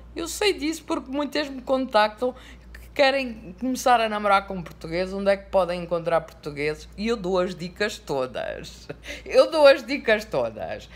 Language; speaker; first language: Portuguese; native; Portuguese